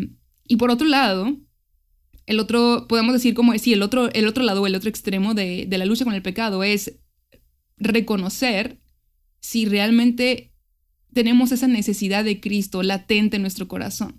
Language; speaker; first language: Spanish; native; Spanish